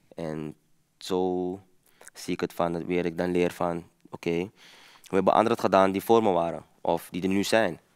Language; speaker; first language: Dutch; early bilingual, other home language; Papiamento